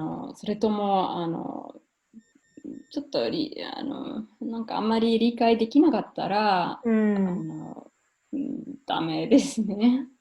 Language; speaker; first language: Japanese; non-native, fluent; German